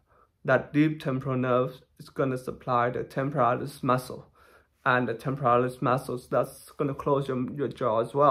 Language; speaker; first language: English; non-native, fluent; Thai